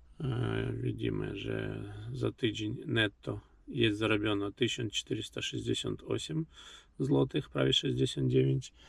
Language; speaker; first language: Polish; non-native, learner; Ukrainian